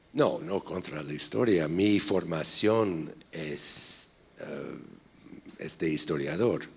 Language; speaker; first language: Spanish; non-native, fluent; English